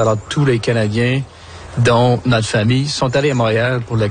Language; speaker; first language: French; native; French